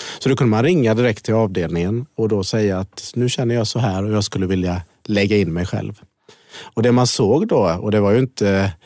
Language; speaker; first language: Swedish; native; Swedish